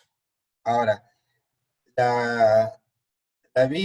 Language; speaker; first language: Spanish; native; Spanish